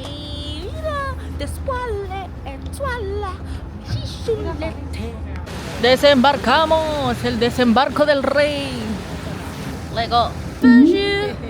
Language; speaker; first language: Spanish; non-native, fluent; Filipino